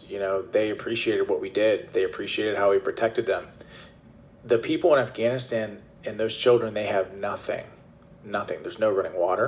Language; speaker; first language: English; native; English